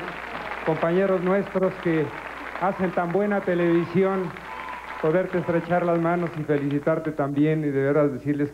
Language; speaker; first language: Spanish; native; Spanish